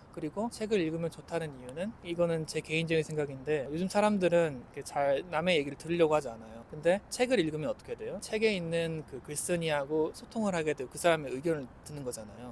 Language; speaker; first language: Korean; native; Korean